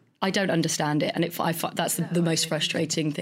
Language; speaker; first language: English; native; English